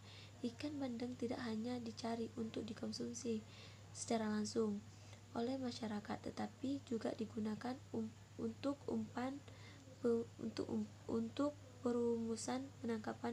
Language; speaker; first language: Indonesian; non-native, local second language; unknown